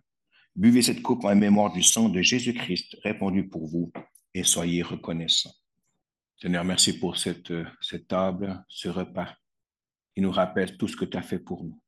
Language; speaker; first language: French; native; French